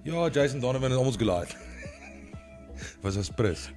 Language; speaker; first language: English; non-native, local second language; Afrikaans